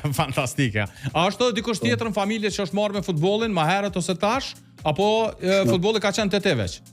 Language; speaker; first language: Albanian; native; Albanian